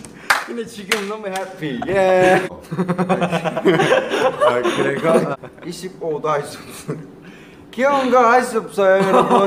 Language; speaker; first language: Korean; non-native, learner; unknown